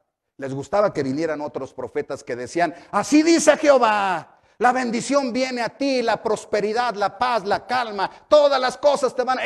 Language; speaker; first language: Spanish; native; Spanish